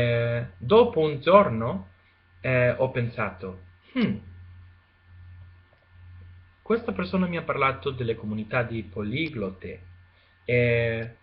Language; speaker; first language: Italian; non-native, learner; Spanish